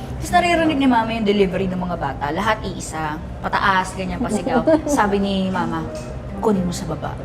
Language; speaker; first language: Filipino; native; Filipino